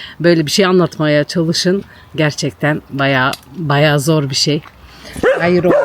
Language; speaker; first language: Turkish; native; Turkish